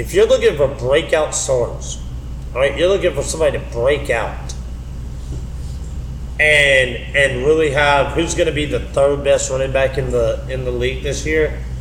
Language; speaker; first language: English; native; English